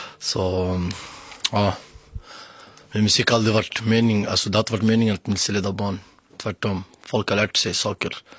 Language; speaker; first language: Swedish; early bilingual, other home language; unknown